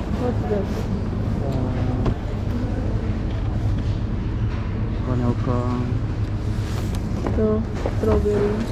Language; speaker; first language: English; non-native, learner; Filipino